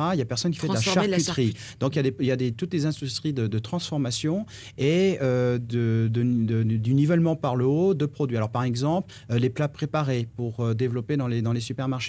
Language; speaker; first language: French; native; French